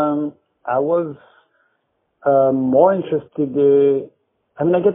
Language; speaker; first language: English; non-native, fluent; French